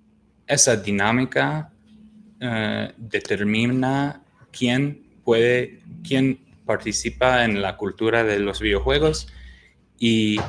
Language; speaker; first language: Spanish; non-native, fluent; English